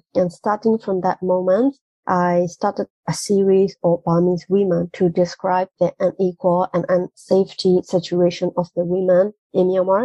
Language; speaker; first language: English; non-native, fluent; Burmese